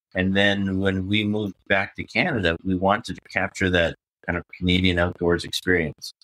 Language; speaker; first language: English; native; English